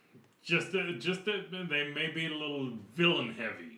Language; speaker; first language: English; native; English